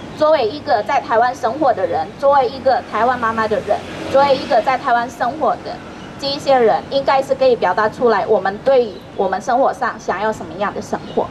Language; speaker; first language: Chinese; non-native, fluent; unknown